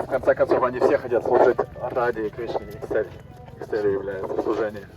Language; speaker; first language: Russian; native; Russian